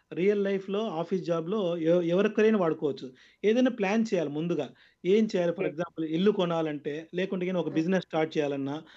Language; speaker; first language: Telugu; native; Telugu